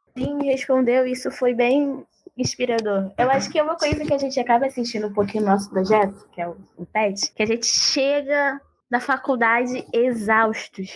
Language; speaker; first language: Portuguese; native; Portuguese